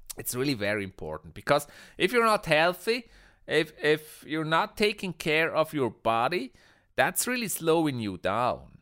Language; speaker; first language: English; non-native, fluent; Swiss German